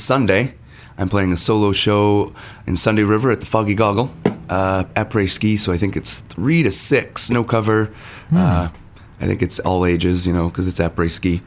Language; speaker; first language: English; native; English